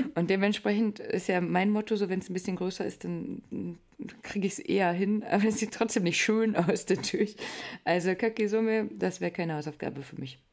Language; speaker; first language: German; native; German